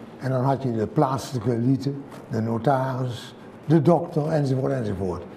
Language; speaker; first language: Dutch; native; Dutch